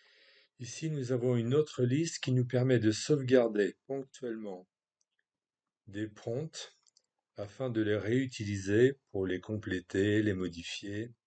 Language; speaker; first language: French; native; French